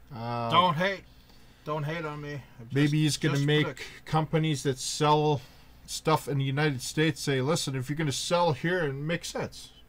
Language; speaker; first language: English; native; English